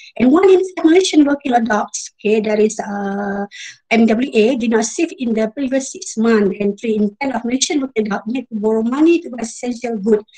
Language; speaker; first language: English; non-native, local second language; Malay